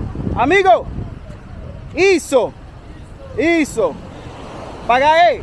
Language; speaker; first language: Portuguese; non-native, learner; English